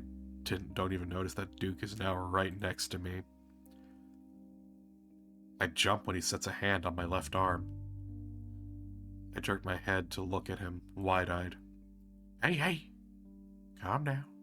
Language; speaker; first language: English; native; English